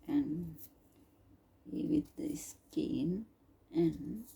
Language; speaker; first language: English; non-native, learner; Sinhala